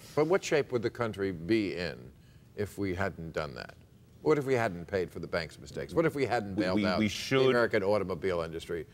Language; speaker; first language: English; native; English